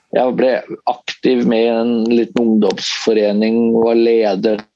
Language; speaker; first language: Norwegian; native; Norwegian